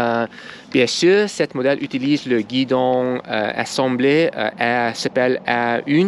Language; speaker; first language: French; non-native, learner; English